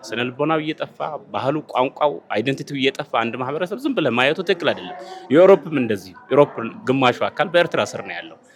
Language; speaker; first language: Amharic; non-native, local second language; Tigrinya